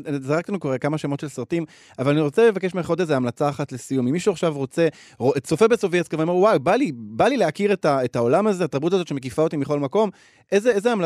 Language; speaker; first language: Hebrew; native; Hebrew